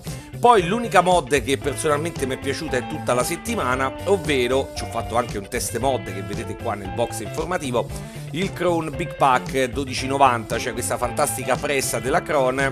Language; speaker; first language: Italian; native; Italian